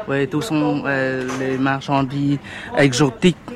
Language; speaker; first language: French; non-native, learner; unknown